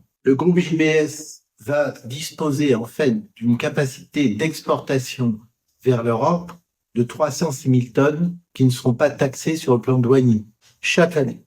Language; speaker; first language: French; native; French